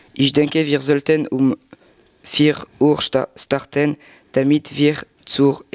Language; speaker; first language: German; non-native, learner; French